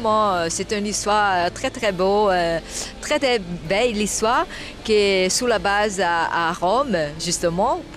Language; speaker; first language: French; non-native, fluent; Chinese